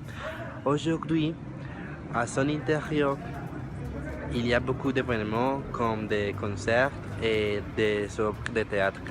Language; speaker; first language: French; non-native, learner; Spanish